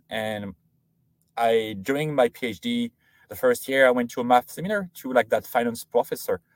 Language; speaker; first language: English; non-native, fluent; French